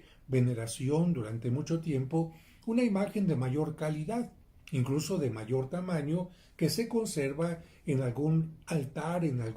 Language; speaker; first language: Spanish; native; Spanish